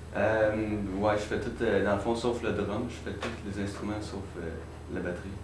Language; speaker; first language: French; native; French